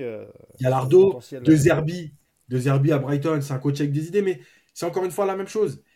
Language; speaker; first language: French; native; French